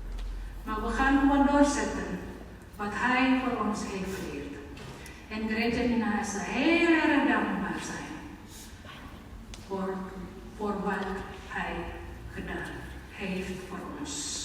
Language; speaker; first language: Dutch; non-native, fluent; Indonesian